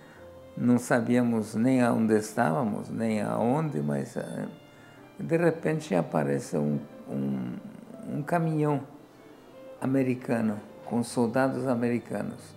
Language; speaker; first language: Portuguese; non-native, fluent; Polish